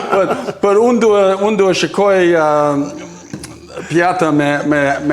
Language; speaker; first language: Albanian; non-native, learner; English